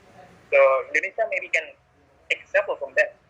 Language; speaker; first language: English; non-native, learner; Indonesian